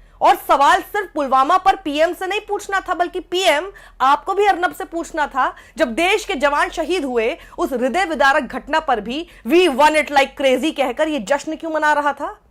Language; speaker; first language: Hindi; native; Hindi